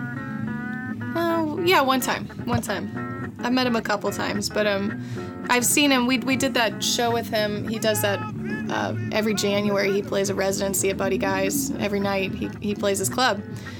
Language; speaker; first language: English; native; English